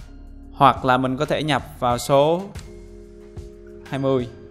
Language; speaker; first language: Vietnamese; native; Vietnamese